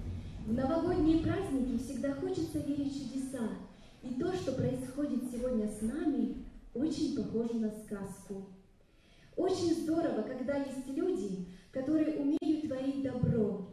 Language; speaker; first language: Russian; native; Russian